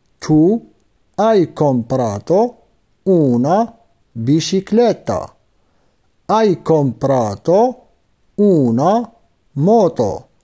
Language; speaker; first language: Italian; non-native, fluent; Arabic